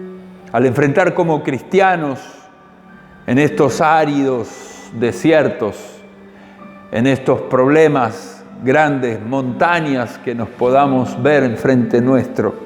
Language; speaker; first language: Spanish; native; Spanish